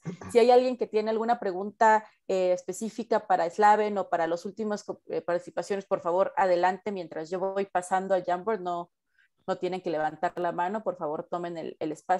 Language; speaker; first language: Spanish; native; Spanish